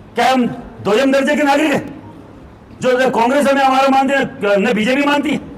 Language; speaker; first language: Hindi; native; Hindi